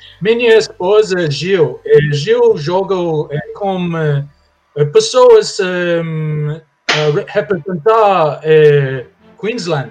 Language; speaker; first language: Portuguese; non-native, learner; English